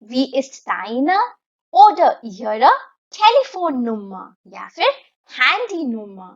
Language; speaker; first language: German; non-native, fluent; Hindi